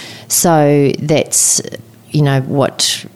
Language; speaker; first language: English; native; English